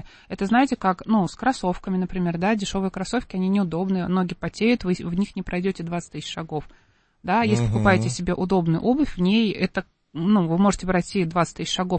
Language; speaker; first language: Russian; native; Russian